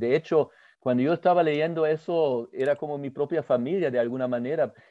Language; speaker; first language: Spanish; early bilingual, other home language; German